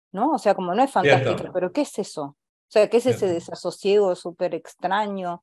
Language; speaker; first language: Spanish; native; Spanish